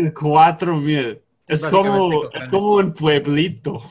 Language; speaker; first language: Spanish; non-native, learner; English